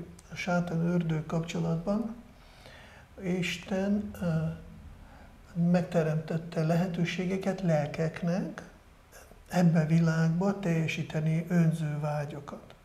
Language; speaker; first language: Hungarian; non-native, fluent; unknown